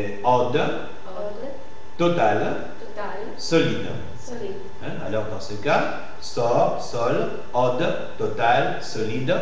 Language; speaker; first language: French; non-native, fluent; Spanish